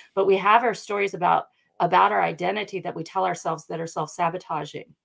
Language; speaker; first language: English; native; English